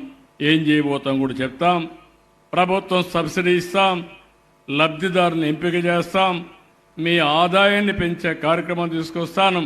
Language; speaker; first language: Telugu; native; Telugu